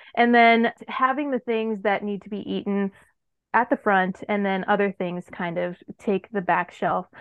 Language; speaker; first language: English; native; English